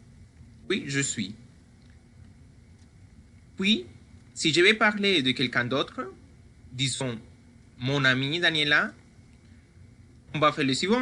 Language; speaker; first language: French; non-native, fluent; Spanish